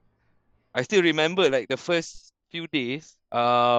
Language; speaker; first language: English; non-native, local second language; Malay